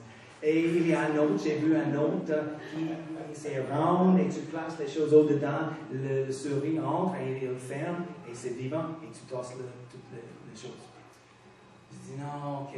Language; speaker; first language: French; non-native, fluent; English